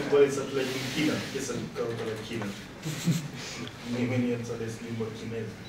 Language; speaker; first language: Romanian; non-native, learner; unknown